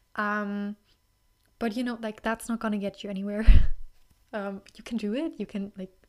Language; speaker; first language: English; non-native, fluent; German